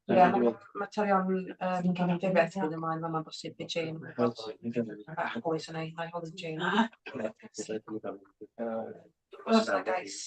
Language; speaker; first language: Welsh; native; Welsh